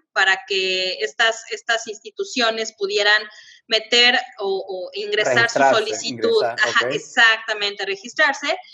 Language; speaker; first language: Spanish; native; Spanish